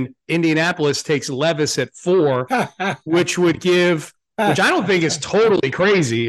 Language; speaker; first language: English; native; English